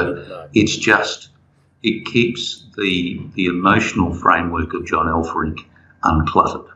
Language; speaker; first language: English; native; English